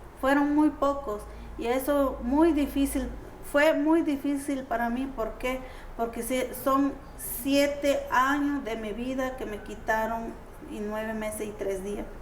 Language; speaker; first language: Spanish; non-native, local second language; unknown